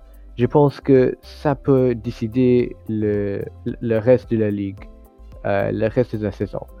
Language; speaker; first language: French; non-native, learner; English